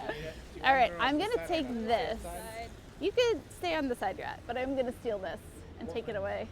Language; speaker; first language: English; native; English